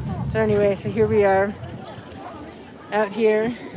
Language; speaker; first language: English; native; English